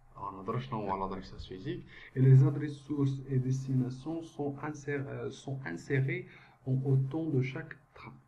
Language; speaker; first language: French; non-native, local second language; Arabic